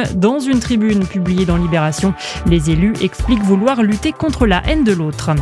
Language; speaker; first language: French; native; French